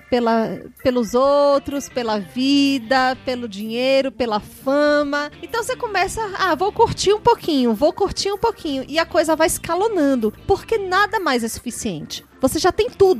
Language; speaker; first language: Portuguese; native; Portuguese